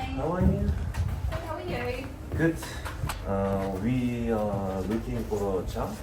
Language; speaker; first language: English; non-native, learner; Korean